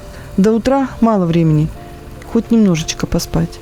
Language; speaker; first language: Russian; native; Russian